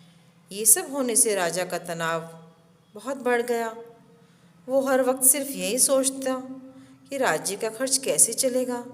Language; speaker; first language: Hindi; native; Hindi